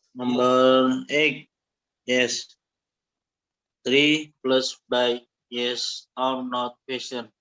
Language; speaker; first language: English; non-native, learner; Indonesian